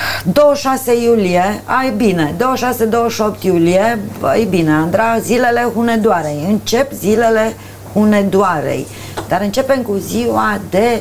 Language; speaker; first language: Romanian; native; Romanian